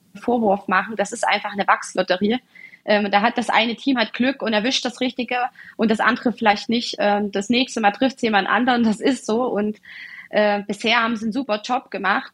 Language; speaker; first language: German; native; German